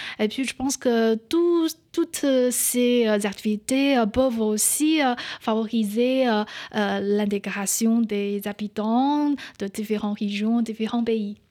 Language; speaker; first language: French; non-native, fluent; Chinese